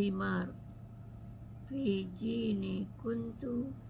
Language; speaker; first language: Arabic; non-native, learner; Malay